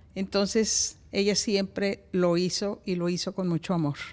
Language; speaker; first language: Spanish; native; Spanish